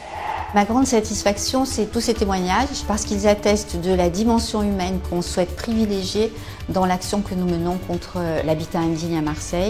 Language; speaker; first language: French; native; French